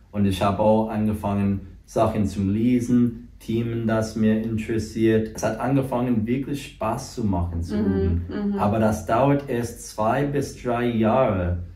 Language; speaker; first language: German; non-native, fluent; English